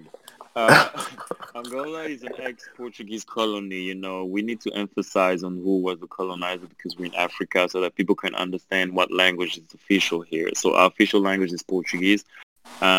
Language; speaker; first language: English; non-native, fluent; French